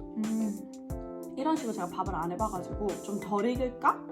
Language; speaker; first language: Korean; early bilingual, heritage; Korean